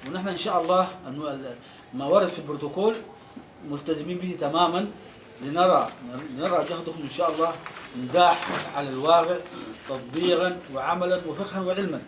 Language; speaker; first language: Arabic; native; Arabic